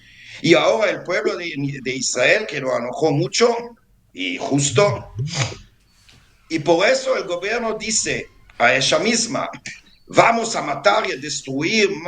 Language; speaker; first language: Spanish; non-native, fluent; Hebrew